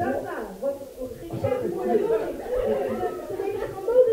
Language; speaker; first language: Dutch; non-native, fluent; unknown